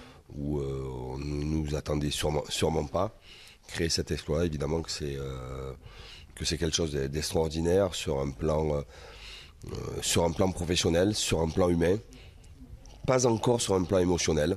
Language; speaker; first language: French; native; French